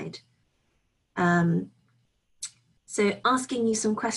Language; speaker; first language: English; native; English